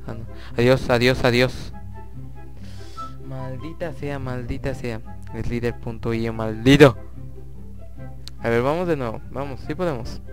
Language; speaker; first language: Spanish; native; Spanish